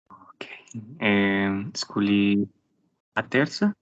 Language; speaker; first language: Portuguese; non-native, learner; Spanish